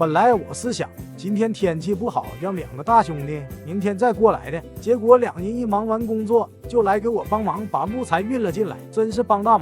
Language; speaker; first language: Chinese; native; Chinese